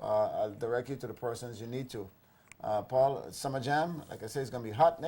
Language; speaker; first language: English; native; English